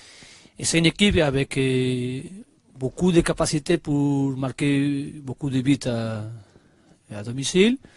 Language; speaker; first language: French; non-native, learner; Spanish